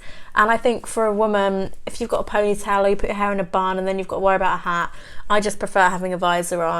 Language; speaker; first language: English; native; English